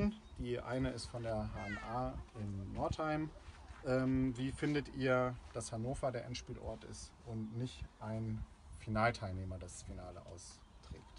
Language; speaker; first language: German; native; German